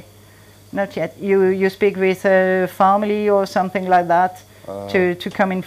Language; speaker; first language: English; non-native, learner; French